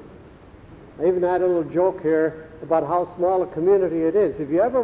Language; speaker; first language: English; early bilingual, other home language; German